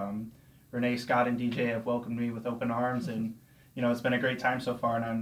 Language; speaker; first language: English; native; English